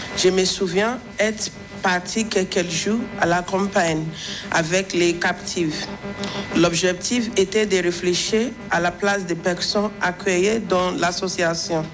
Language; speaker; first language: French; non-native, fluent; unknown